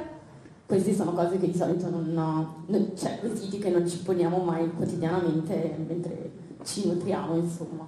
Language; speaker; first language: Italian; native; Italian